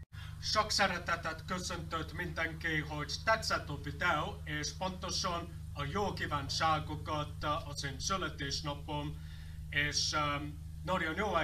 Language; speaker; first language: Hungarian; non-native, learner; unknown